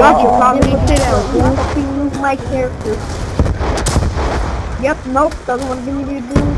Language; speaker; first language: English; native; English